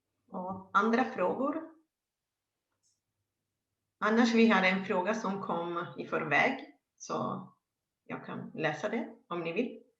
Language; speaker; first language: Swedish; non-native, fluent; Italian